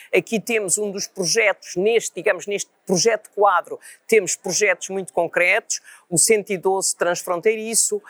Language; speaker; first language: Portuguese; native; Portuguese